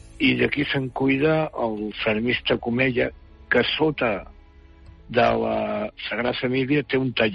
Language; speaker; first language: Catalan; native; Catalan